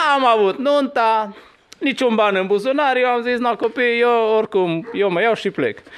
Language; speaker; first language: Romanian; non-native, local second language; Hungarian